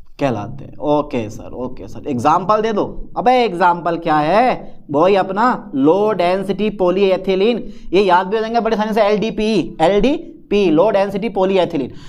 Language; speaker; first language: Hindi; native; Hindi